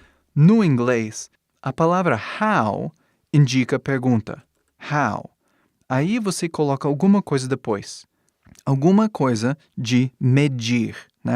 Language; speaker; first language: Portuguese; non-native, fluent; English